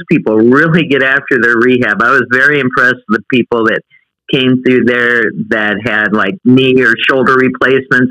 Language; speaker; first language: English; native; English